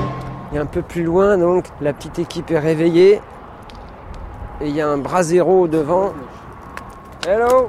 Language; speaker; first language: French; native; French